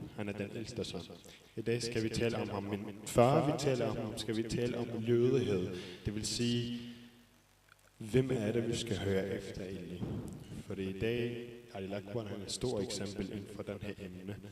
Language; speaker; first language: Danish; early bilingual, other home language; Arabic